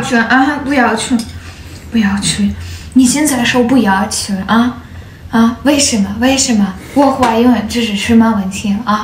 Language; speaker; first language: Chinese; non-native, learner; Russian